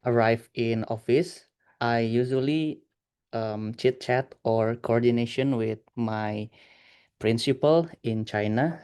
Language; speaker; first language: English; non-native, learner; Indonesian